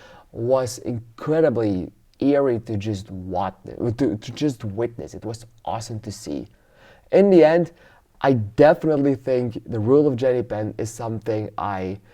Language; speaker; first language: English; non-native, fluent; Dutch